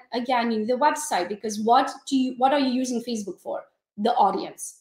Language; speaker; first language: English; non-native, fluent; Hungarian